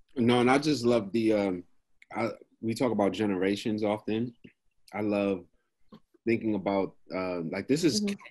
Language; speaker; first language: English; native; English